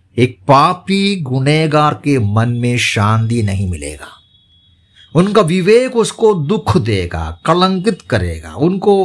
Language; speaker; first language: Hindi; non-native, local second language; Malayalam